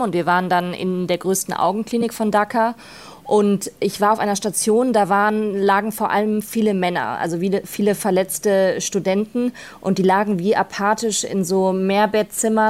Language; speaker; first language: German; native; German